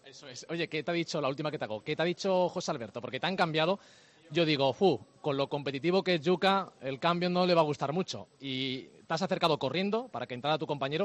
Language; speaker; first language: Spanish; native; Spanish